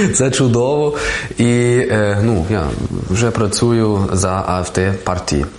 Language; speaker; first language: Ukrainian; non-native, learner; German